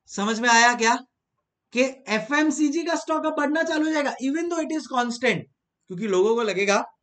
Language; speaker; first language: Hindi; native; Hindi